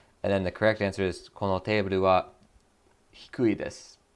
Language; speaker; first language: Japanese; non-native, learner; English